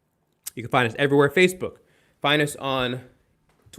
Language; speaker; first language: English; native; English